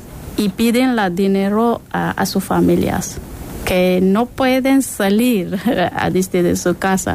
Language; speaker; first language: Spanish; non-native, learner; Persian